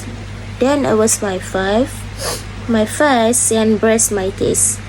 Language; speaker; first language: English; non-native, learner; Indonesian